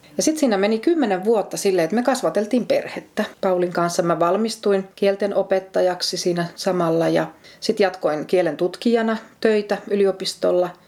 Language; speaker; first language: Finnish; native; Finnish